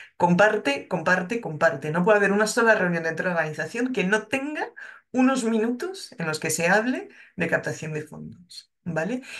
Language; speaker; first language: Spanish; non-native, fluent; French